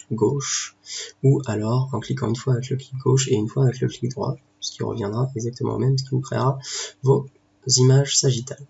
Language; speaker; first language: French; native; French